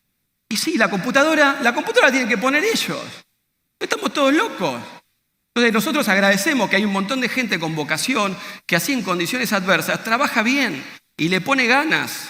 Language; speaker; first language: Spanish; native; Spanish